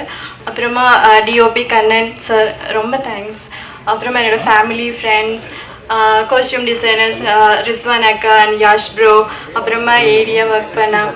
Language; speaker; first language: Tamil; non-native, learner; Malayalam